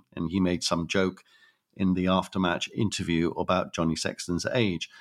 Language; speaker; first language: English; native; English